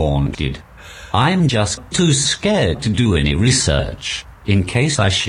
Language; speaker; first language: English; native; English